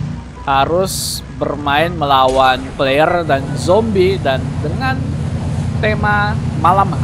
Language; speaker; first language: Indonesian; native; Indonesian